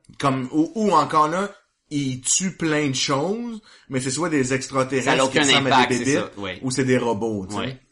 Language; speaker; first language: French; native; French